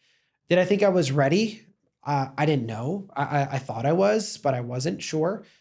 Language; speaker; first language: English; native; English